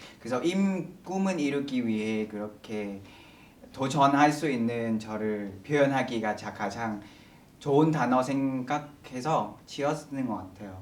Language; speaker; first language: Korean; non-native, fluent; Vietnamese